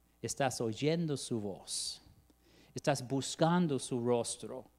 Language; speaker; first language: Spanish; non-native, fluent; English